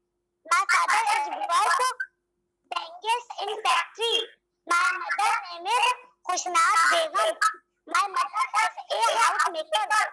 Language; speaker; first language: English; non-native, learner; Hindi